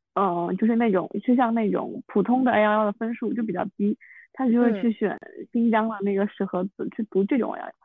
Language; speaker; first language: Chinese; non-native, local second language; Min Nan Chinese